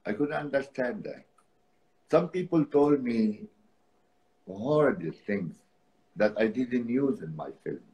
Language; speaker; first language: English; non-native, fluent; Arabic